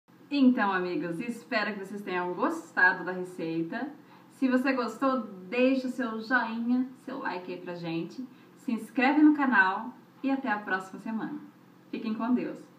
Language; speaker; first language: Portuguese; native; Portuguese